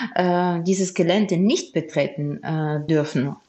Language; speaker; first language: German; non-native, fluent; Ukrainian